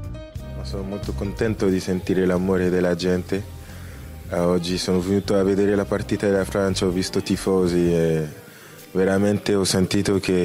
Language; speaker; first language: Italian; non-native, fluent; French